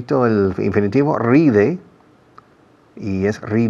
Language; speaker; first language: Spanish; non-native, fluent; English